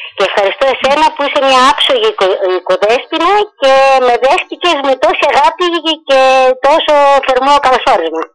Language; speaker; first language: Greek; early bilingual, heritage; Greek